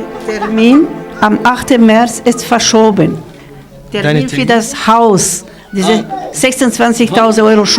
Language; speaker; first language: German; non-native, learner; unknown